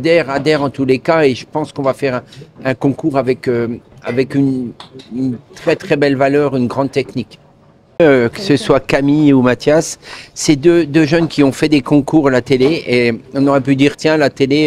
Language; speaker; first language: French; native; French